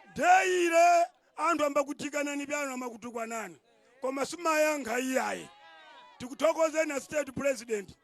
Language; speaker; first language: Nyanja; non-native, local second language; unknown